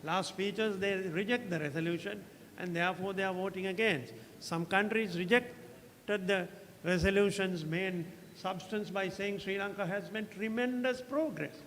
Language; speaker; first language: English; non-native, local second language; Sinhala